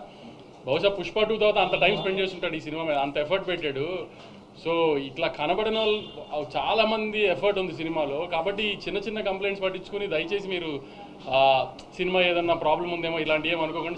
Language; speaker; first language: Telugu; native; Telugu